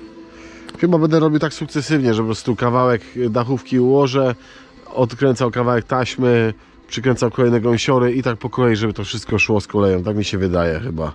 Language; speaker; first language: Polish; native; Polish